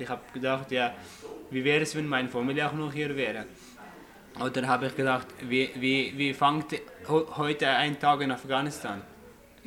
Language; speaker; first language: German; non-native, fluent; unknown